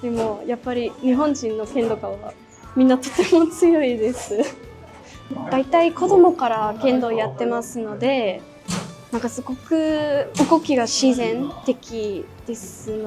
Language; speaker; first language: Japanese; non-native, fluent; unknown